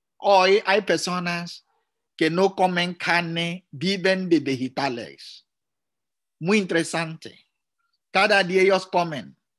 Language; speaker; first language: Spanish; non-native, fluent; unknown